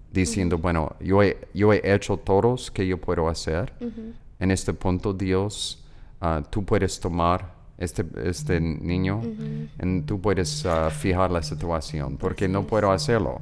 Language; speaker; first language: Spanish; non-native, learner; English